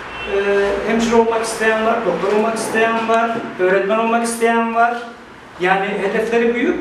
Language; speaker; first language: Turkish; native; Turkish